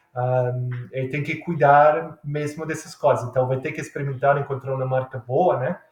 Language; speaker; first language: Portuguese; non-native, fluent; Italian